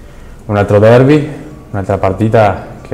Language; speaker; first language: Italian; non-native, fluent; Spanish